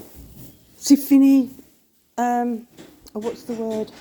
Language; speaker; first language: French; non-native, learner; English